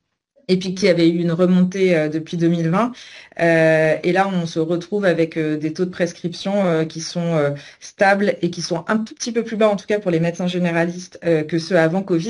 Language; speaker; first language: French; native; French